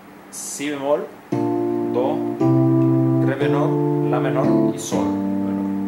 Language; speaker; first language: Spanish; native; Spanish